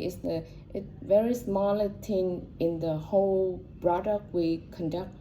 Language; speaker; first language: English; non-native, learner; Vietnamese